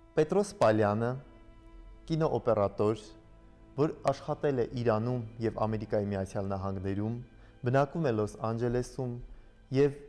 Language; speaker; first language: Armenian; native; Armenian